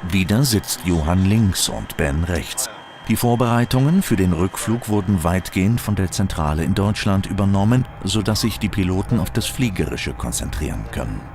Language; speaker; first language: German; native; German